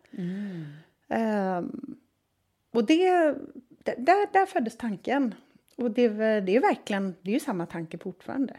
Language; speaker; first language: Swedish; native; Swedish